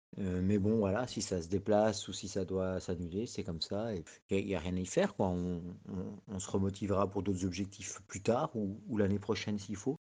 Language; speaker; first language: French; native; French